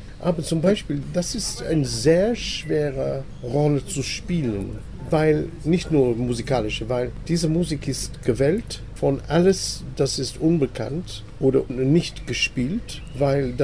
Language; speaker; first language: German; non-native, fluent; English